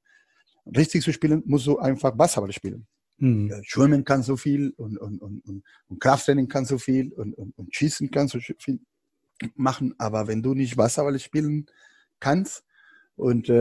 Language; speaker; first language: German; non-native, fluent; Spanish